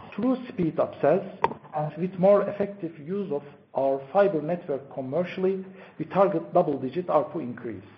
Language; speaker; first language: English; non-native, fluent; Turkish